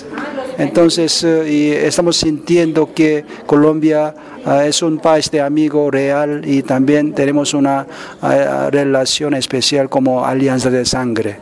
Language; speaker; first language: Spanish; non-native, learner; Korean